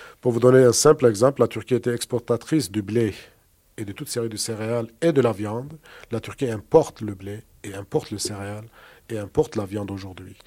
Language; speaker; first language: French; non-native, fluent; Kurdish